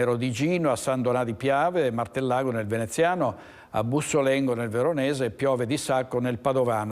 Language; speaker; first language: Italian; native; Italian